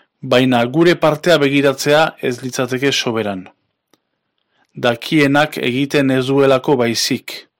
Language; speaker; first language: Basque; native; Basque